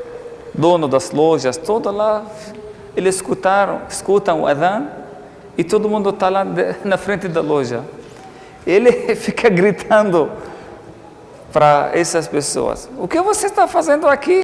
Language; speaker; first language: Portuguese; non-native, fluent; Arabic